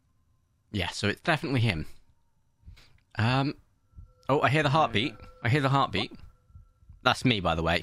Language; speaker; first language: English; native; English